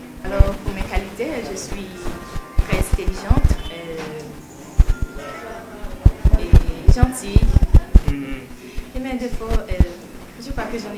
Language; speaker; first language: French; non-native, local second language; Haitian Creole